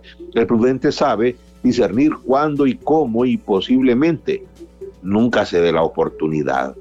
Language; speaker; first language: Spanish; native; Spanish